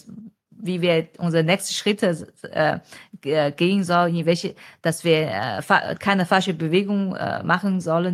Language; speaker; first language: German; non-native, fluent; Chinese